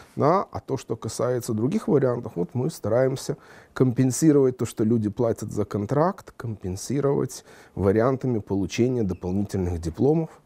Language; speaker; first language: Russian; native; Russian